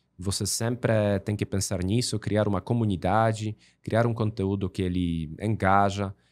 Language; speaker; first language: Portuguese; non-native, fluent; Polish